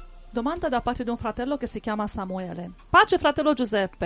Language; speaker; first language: Italian; native; Italian